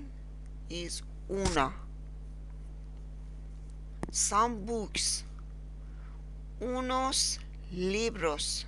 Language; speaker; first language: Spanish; non-native, learner; Persian